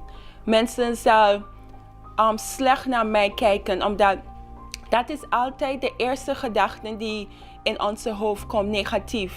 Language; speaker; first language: Dutch; non-native, local second language; Papiamento